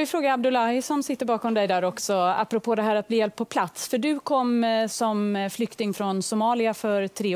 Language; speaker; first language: Swedish; native; Swedish